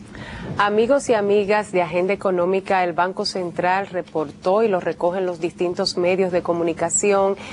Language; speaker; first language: Spanish; native; Spanish